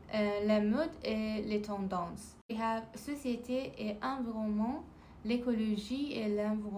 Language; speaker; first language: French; non-native, learner; Persian